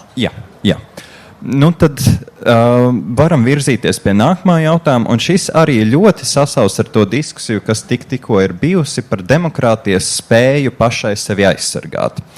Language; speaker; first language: Latvian; native; Latvian